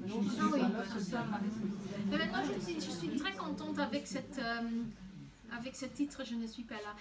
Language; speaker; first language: French; non-native, local second language; Dutch